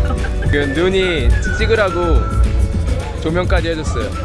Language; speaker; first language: Korean; native; Korean